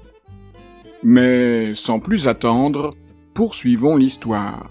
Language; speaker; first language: French; native; French